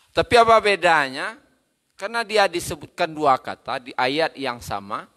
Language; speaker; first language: Malay; non-native, local second language; Minangkabau